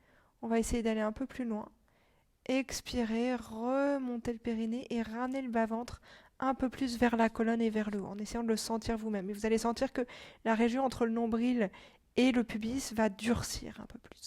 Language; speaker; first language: French; native; French